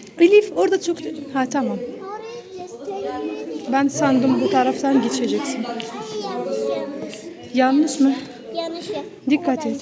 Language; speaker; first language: Turkish; non-native, learner; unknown